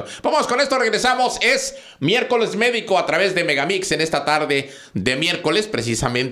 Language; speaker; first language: Spanish; native; Spanish